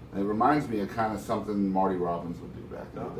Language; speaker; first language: English; native; English